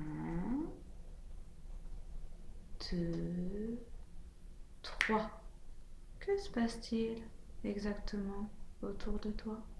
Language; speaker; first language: French; native; French